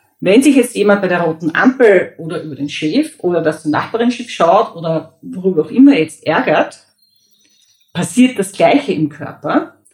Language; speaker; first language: German; native; German